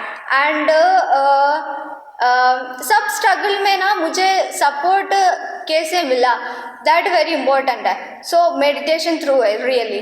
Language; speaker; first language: Hindi; non-native, local second language; Malayalam